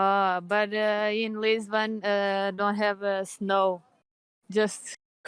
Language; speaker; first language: English; non-native, learner; Portuguese